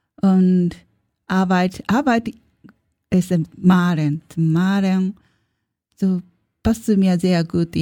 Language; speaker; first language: German; non-native, learner; Japanese